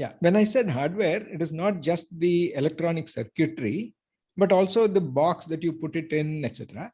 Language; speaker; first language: English; non-native, local second language; Tamil